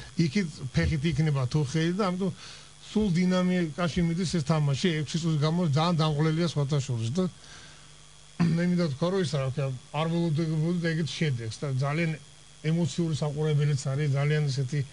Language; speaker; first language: Georgian; native; Georgian